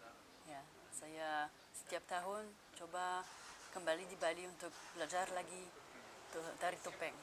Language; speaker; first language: Indonesian; non-native, fluent; French